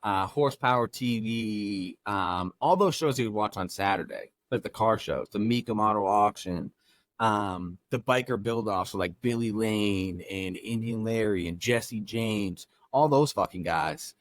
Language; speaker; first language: English; native; English